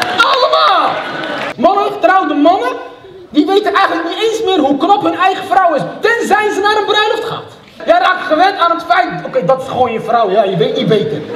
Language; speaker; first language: Dutch; early bilingual, other home language; Riffian